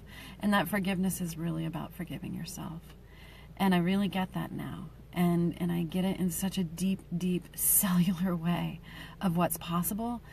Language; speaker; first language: English; native; English